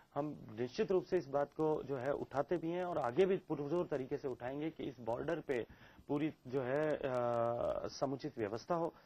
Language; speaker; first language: Hindi; native; Hindi